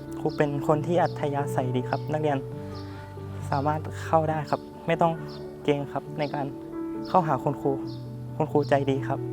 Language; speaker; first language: Thai; native; Thai